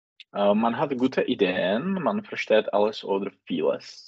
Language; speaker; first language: German; non-native, learner; Czech